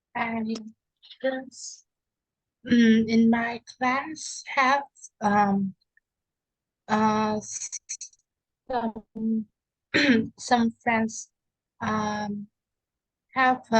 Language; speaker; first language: English; non-native, learner; Vietnamese